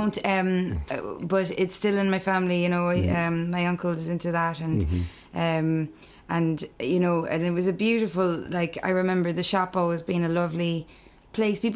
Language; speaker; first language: English; native; English